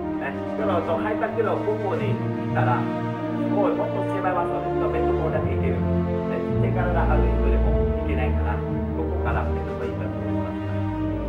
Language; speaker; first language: Japanese; non-native, learner; Vietnamese